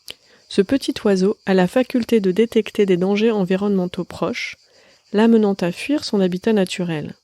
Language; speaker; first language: French; native; French